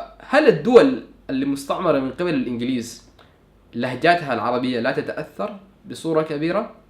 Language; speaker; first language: Arabic; native; Arabic